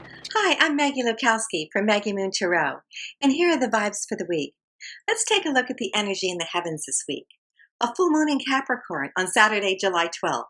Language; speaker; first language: English; native; English